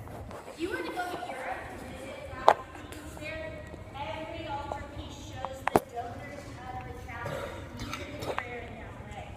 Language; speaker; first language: English; native; English